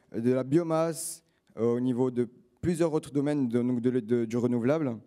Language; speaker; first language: French; non-native, local second language; Arabic